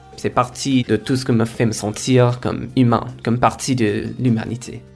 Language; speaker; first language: French; non-native, fluent; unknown